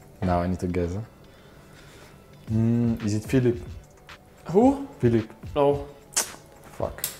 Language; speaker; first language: English; non-native, learner; Dutch